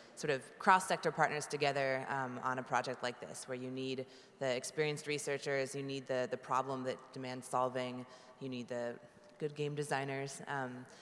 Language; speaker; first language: English; native; English